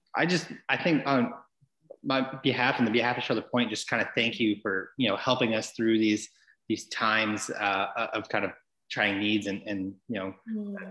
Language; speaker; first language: English; native; English